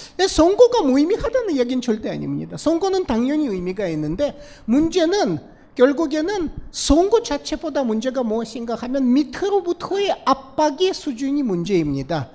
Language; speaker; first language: Korean; non-native, fluent; Russian